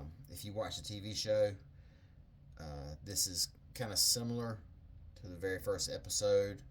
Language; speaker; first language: English; native; English